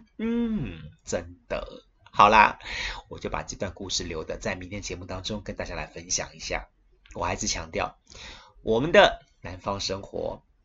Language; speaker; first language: Chinese; native; Chinese